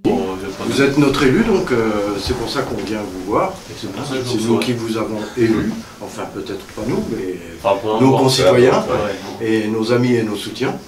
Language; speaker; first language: French; native; French